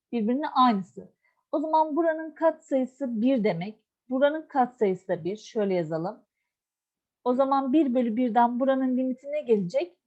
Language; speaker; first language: Turkish; native; Turkish